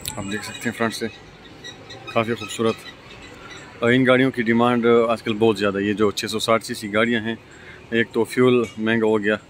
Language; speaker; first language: Urdu; non-native, local second language; Pashto